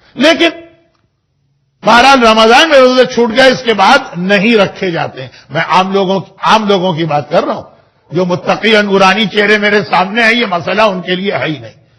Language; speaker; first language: Urdu; native; Urdu